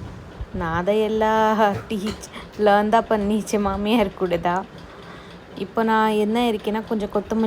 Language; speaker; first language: Tamil; non-native, learner; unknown